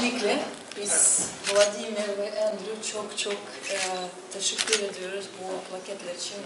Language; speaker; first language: Turkish; non-native, learner; Russian